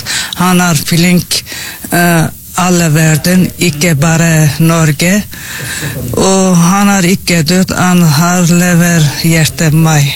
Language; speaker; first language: Norwegian; non-native, learner; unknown